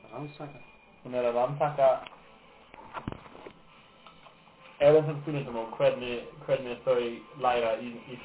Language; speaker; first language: Icelandic; non-native, learner; English